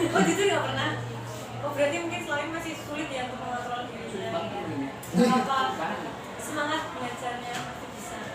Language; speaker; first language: Indonesian; native; Indonesian